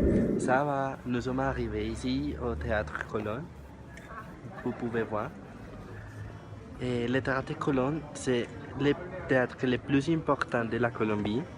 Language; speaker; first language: French; non-native, learner; Spanish